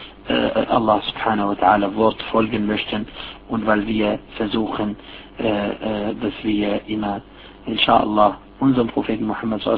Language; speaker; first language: German; non-native, fluent; Arabic